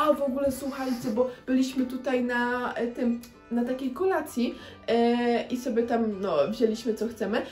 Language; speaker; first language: Polish; native; Polish